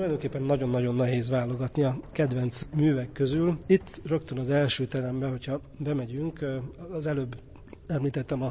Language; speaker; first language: Hungarian; native; Hungarian